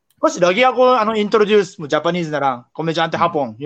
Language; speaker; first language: Filipino; non-native, learner; Japanese